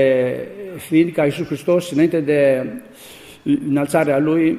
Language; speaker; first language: Romanian; non-native, learner; Greek